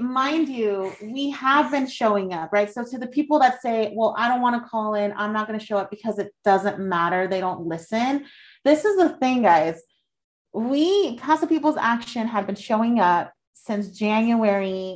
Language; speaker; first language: English; early bilingual, other home language; Spanish